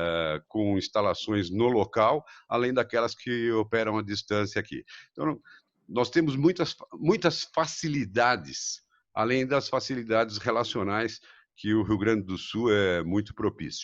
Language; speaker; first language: Portuguese; native; Portuguese